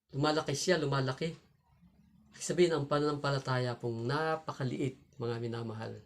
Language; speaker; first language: Filipino; non-native, local second language; Cebuano